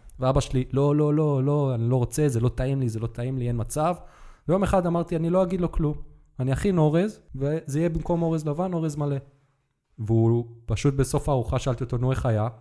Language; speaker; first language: Hebrew; native; Hebrew